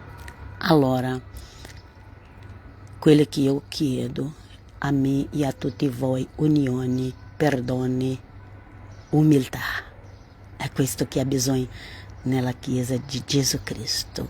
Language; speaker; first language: Italian; non-native, learner; Portuguese